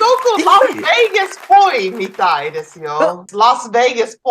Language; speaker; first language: Japanese; non-native, learner; English